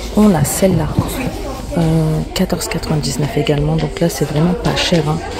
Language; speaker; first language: French; native; French